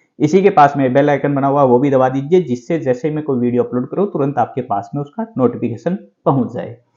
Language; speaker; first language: Hindi; native; Hindi